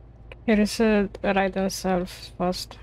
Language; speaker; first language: English; non-native, learner; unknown